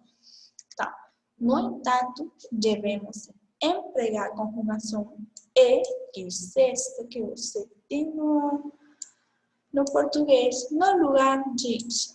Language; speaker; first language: Portuguese; non-native, fluent; Spanish